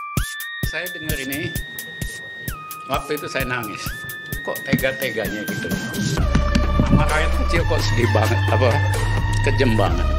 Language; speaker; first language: Indonesian; native; Indonesian